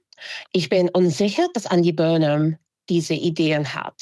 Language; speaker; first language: German; non-native, fluent; English